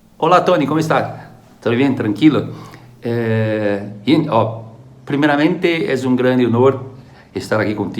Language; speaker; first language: Spanish; non-native, fluent; Portuguese